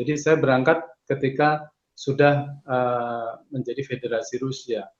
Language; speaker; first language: Indonesian; native; Indonesian